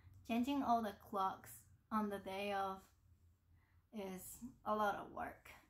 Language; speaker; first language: English; non-native, fluent; Japanese